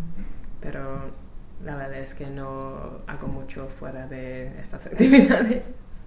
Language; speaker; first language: Spanish; non-native, learner; English